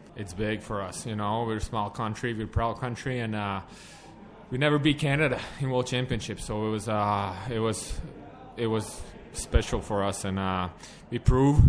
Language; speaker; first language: English; non-native, fluent; Latvian